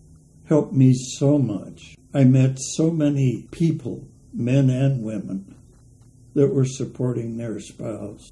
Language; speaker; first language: English; native; English